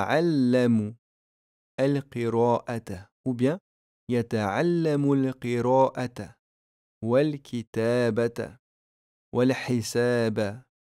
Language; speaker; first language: Arabic; non-native, fluent; French